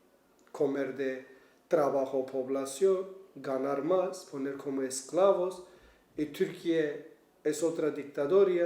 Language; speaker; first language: Spanish; non-native, learner; Kurdish